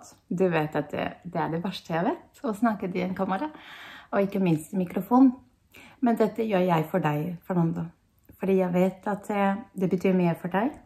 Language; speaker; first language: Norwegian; non-native, learner; Spanish